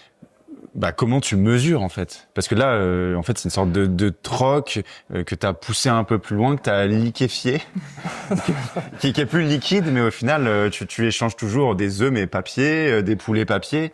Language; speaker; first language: French; native; French